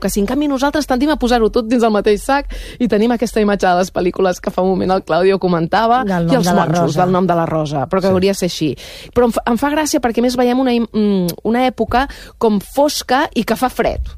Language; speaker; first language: Catalan; native; Catalan